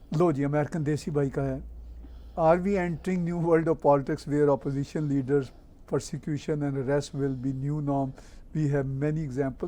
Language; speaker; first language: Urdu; non-native, local second language; Punjabi